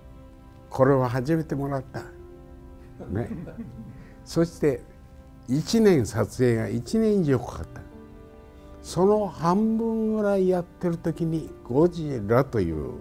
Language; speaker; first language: Japanese; native; Japanese